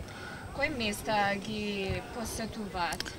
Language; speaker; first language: Macedonian; native; Macedonian